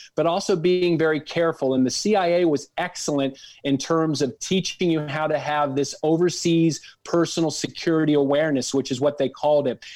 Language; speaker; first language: English; native; English